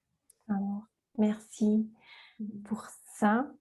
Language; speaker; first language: French; non-native, fluent; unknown